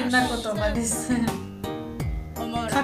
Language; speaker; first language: Japanese; non-native, learner; Georgian